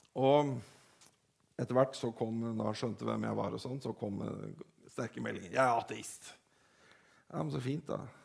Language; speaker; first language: Norwegian; native; Norwegian